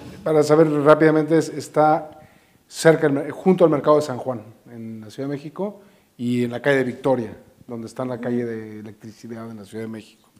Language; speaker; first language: Spanish; native; Spanish